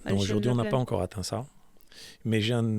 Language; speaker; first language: French; native; French